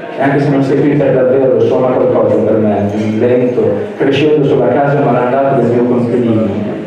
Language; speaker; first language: Italian; native; Italian